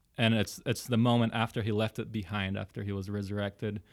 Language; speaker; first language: English; early bilingual, other home language; Portuguese